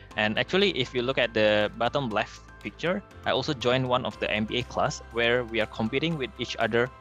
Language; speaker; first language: English; non-native, fluent; Indonesian